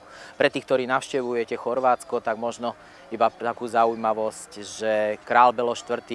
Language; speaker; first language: Slovak; native; Slovak